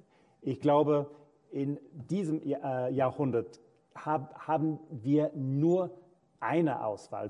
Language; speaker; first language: German; non-native, fluent; English